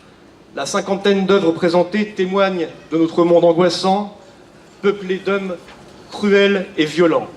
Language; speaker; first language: French; native; French